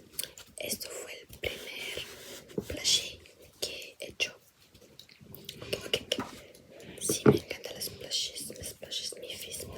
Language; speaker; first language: Spanish; non-native, fluent; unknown